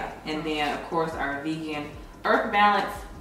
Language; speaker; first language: English; native; English